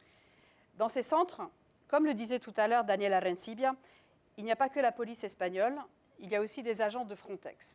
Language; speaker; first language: French; native; French